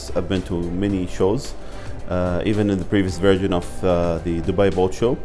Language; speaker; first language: English; non-native, fluent; Arabic